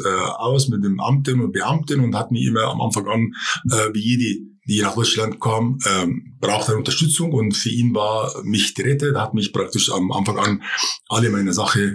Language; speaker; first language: German; non-native, fluent; Arabic